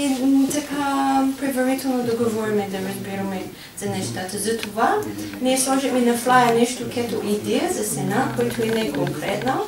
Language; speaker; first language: Bulgarian; non-native, learner; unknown